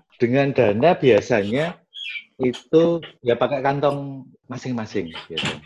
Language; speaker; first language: Indonesian; non-native, local second language; Javanese